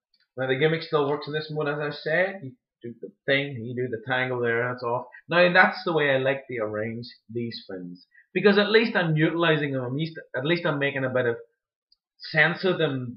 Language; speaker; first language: English; native; English